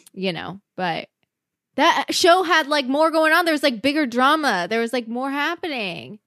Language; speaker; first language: English; native; English